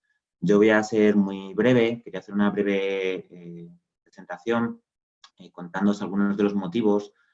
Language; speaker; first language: Spanish; native; Spanish